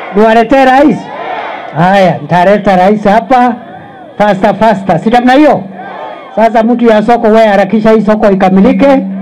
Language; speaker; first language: Swahili; non-native, local second language; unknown